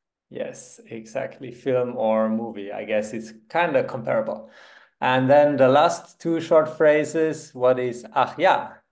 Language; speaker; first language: English; non-native, fluent; German